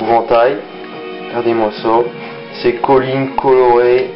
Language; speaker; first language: French; native; French